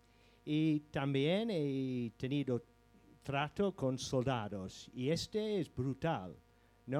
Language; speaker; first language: Spanish; non-native, fluent; English